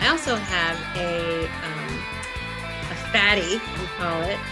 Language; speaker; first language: English; native; English